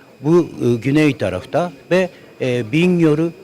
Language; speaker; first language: Turkish; non-native, learner; Japanese